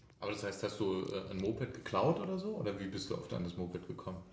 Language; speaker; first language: German; native; German